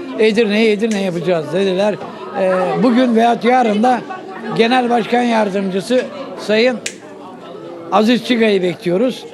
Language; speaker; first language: Turkish; native; Turkish